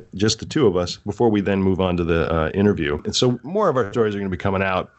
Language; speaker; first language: English; native; English